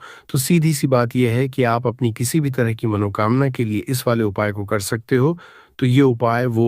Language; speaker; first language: Hindi; native; Hindi